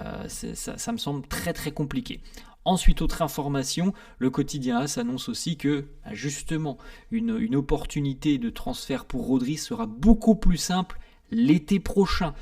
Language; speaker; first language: French; native; French